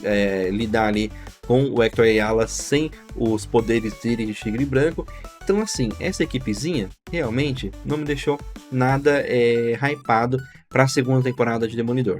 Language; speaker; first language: Portuguese; native; Portuguese